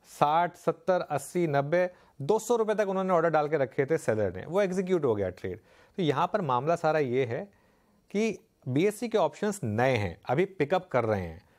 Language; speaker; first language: Hindi; native; Hindi